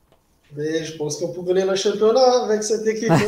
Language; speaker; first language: French; non-native, fluent; Portuguese